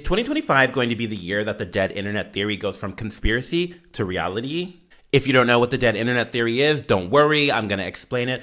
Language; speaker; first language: English; native; English